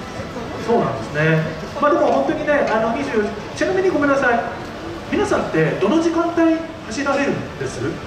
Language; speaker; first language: Japanese; native; Japanese